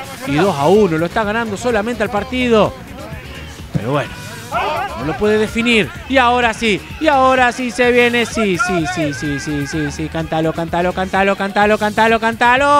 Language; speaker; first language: Spanish; native; Spanish